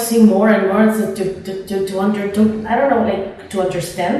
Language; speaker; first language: English; non-native, fluent; Spanish